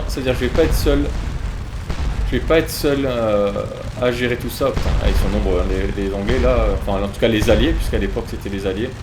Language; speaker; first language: French; native; French